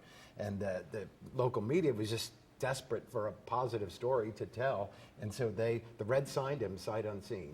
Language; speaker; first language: English; native; English